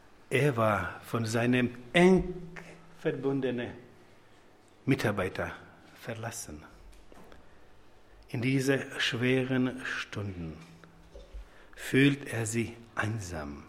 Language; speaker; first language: German; non-native, fluent; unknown